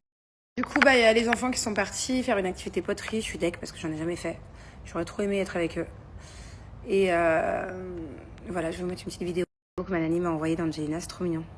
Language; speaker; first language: French; native; French